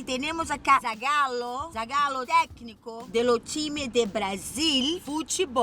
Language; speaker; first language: Spanish; non-native, learner; Portuguese